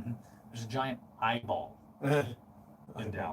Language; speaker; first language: English; native; English